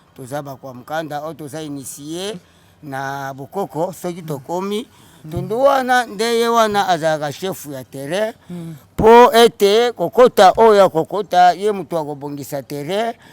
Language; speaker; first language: Lingala; non-native, local second language; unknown